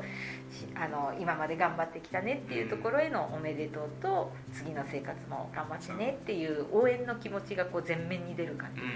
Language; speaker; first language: Japanese; native; Japanese